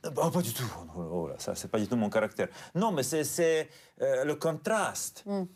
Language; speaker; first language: French; non-native, fluent; Russian